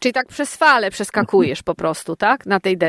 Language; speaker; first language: Polish; native; Polish